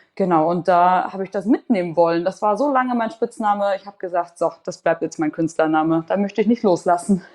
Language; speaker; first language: German; native; German